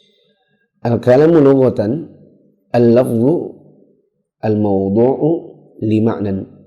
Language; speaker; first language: Arabic; non-native, fluent; Indonesian